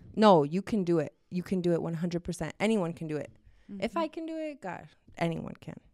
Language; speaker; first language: Spanish; early bilingual, heritage; Spanish